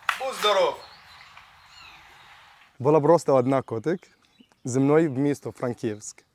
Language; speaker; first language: Ukrainian; non-native, learner; Arabic